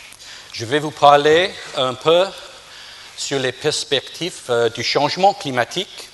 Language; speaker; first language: French; non-native, fluent; English